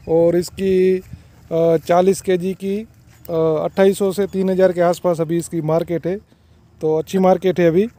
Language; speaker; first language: Hindi; non-native, local second language; Gujarati